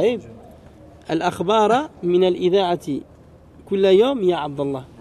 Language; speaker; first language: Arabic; non-native, fluent; French